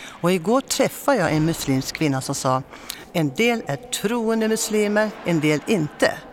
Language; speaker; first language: Swedish; non-native, fluent; Persian